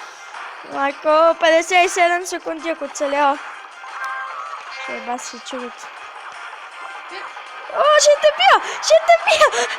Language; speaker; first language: Bulgarian; native; Bulgarian